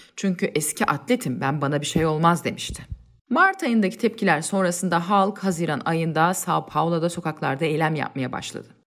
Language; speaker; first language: Turkish; native; Turkish